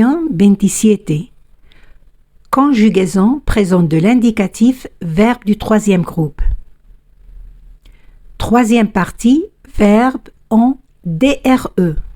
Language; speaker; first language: French; non-native, fluent; Spanish